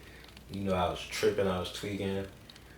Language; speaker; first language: English; native; English